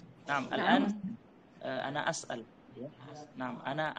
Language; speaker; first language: Arabic; non-native, fluent; Indonesian